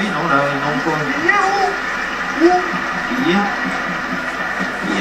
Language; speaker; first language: French; native; French